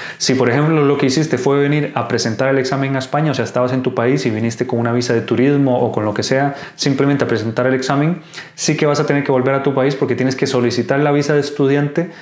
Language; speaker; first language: Spanish; native; Spanish